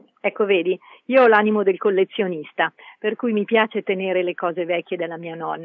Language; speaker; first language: Italian; native; Italian